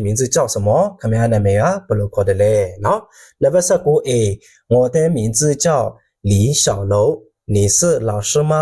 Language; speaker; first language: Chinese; non-native, fluent; Burmese